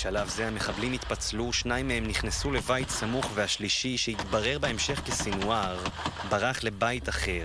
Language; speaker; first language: Hebrew; native; Hebrew